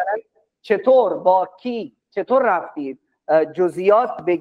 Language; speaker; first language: Persian; non-native, fluent; Urdu